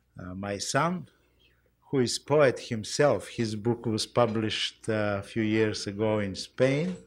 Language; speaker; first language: English; non-native, fluent; Bulgarian